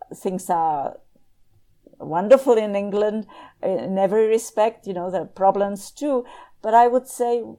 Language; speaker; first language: English; non-native, fluent; Czech